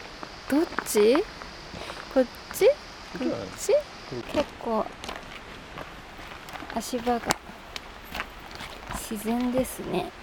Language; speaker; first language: Japanese; native; Japanese